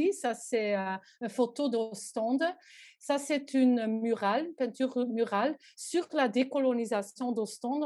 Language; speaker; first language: French; non-native, local second language; Dutch